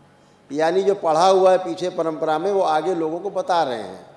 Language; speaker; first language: Hindi; native; Hindi